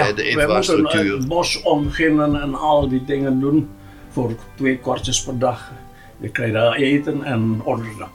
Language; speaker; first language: Dutch; non-native, local second language; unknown